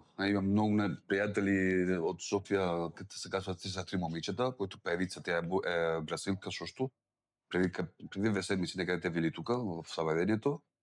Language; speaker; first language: Bulgarian; non-native, learner; Spanish